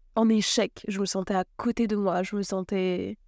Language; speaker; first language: French; native; French